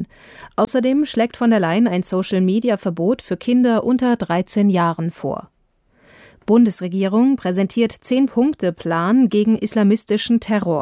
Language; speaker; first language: German; native; German